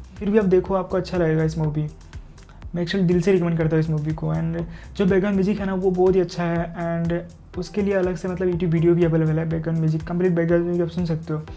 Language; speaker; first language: Hindi; non-native, local second language; Assamese